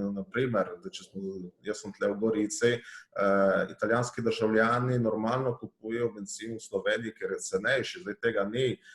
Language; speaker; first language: Slovenian; native; Slovenian